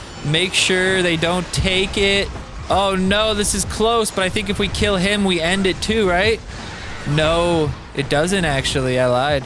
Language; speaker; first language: English; native; English